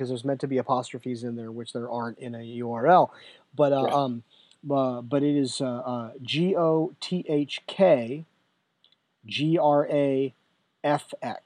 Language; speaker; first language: English; native; English